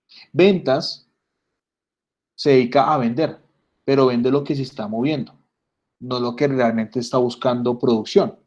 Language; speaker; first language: Spanish; native; Spanish